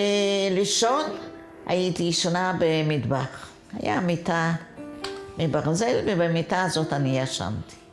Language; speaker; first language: Hebrew; non-native, fluent; Yiddish